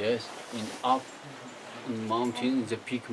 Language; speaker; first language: English; non-native, learner; Tajik